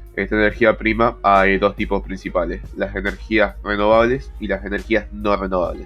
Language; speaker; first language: Spanish; native; Spanish